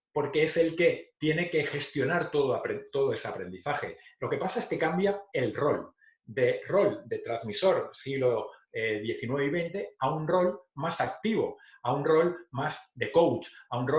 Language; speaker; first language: Spanish; native; Spanish